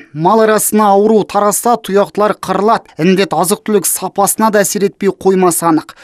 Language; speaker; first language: Kazakh; native; Kazakh